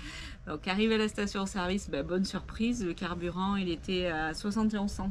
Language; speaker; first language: French; native; French